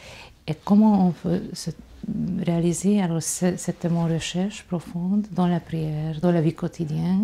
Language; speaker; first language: French; non-native, fluent; Hungarian